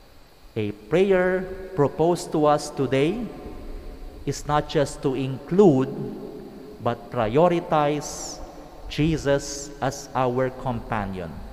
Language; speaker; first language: English; non-native, local second language; Pangasinan